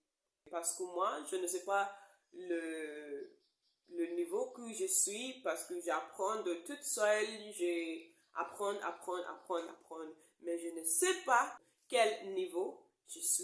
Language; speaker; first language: French; non-native, learner; English